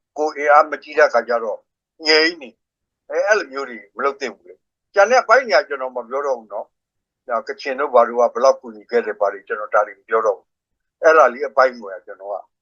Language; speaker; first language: Burmese; non-native, local second language; S'gaw Karen